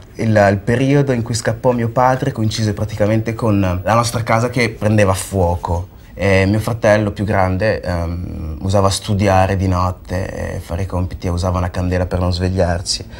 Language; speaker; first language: Italian; early bilingual, other home language; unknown